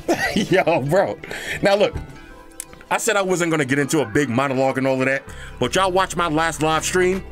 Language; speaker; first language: English; native; English